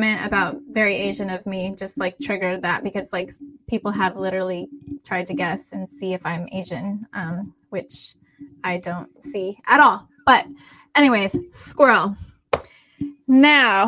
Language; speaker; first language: English; native; English